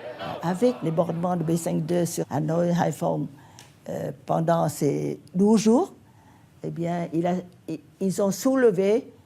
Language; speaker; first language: French; non-native, fluent; Vietnamese